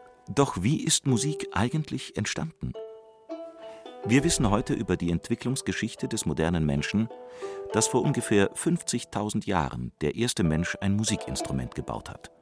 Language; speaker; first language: German; native; German